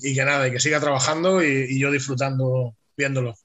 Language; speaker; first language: Spanish; native; Spanish